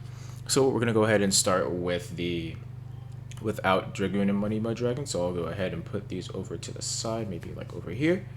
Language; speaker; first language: English; native; English